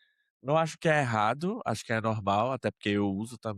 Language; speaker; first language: Portuguese; native; Portuguese